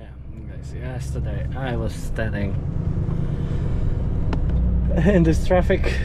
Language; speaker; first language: English; non-native, fluent; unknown